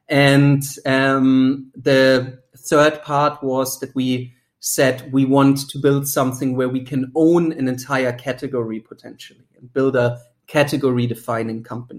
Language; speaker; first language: English; non-native, fluent; German